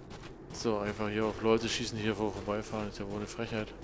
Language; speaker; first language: German; native; German